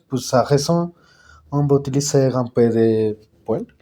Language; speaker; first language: French; non-native, learner; Spanish